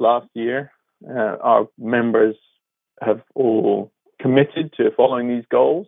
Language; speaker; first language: English; native; English